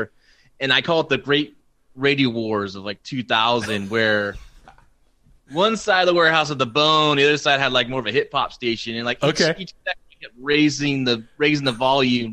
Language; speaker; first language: English; native; English